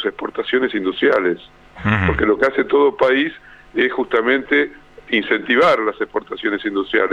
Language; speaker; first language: Spanish; native; Spanish